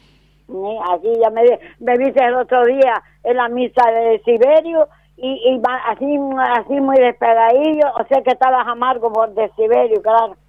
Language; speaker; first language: Spanish; native; Spanish